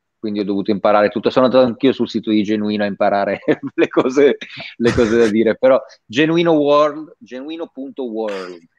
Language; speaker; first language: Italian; native; Italian